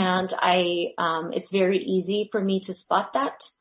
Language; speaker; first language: English; early bilingual, other home language; Russian